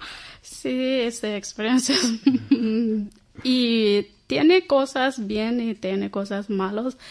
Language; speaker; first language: Spanish; non-native, learner; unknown